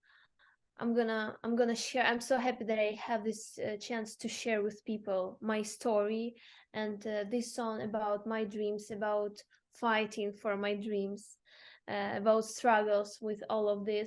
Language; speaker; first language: English; non-native, fluent; Ukrainian